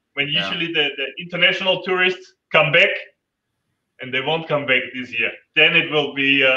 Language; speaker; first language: English; non-native, fluent; German